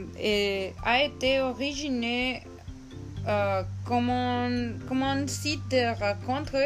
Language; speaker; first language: French; non-native, learner; Spanish